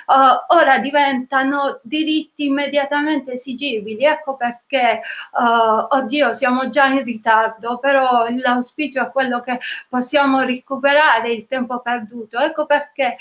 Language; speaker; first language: Italian; native; Italian